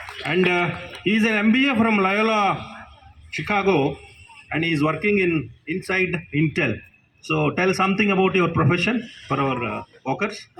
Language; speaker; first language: English; non-native, local second language; Telugu